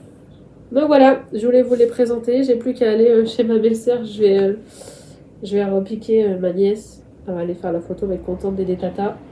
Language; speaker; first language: French; native; French